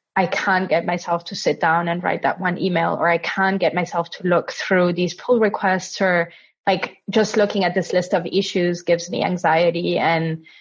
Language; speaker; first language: English; non-native, fluent; Italian